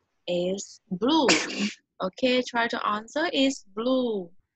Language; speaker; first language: English; non-native, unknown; Vietnamese